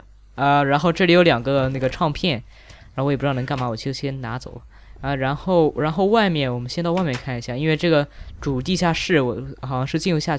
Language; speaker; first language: Chinese; native; Chinese